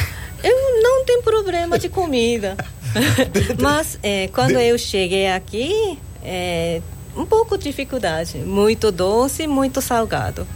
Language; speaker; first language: Portuguese; non-native, learner; Japanese